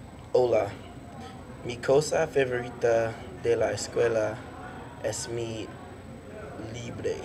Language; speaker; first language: Spanish; non-native, learner; English